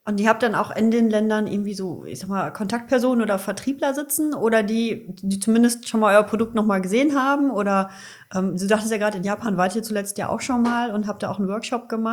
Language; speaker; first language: German; native; German